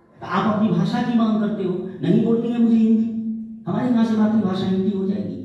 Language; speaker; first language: Hindi; native; Hindi